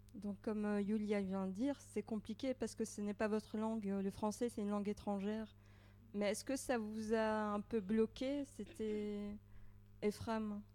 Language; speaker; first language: French; native; French